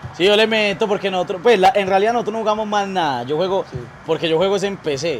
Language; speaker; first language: Spanish; native; Spanish